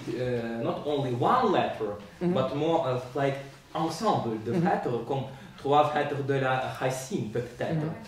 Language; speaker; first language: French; non-native, learner; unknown